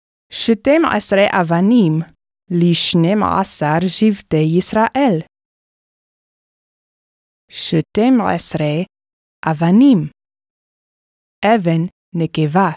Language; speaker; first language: Hebrew; non-native, fluent; English